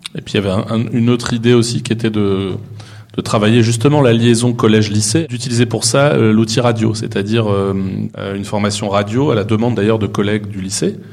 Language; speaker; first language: French; native; French